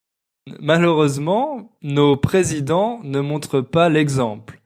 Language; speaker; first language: French; native; French